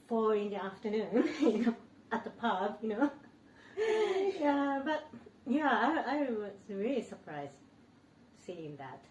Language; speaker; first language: English; non-native, learner; Japanese